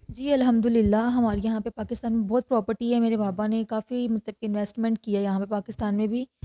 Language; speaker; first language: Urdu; native; Urdu